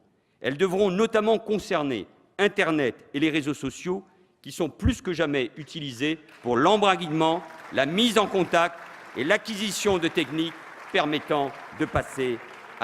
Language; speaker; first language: French; native; French